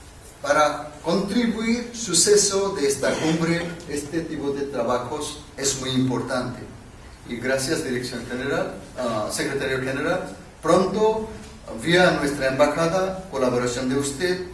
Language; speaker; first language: Spanish; non-native, learner; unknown